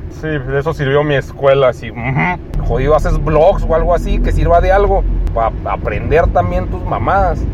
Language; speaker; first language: Spanish; native; Spanish